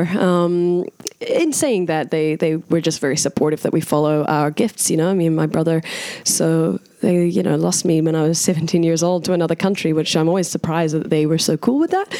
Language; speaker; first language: English; native; English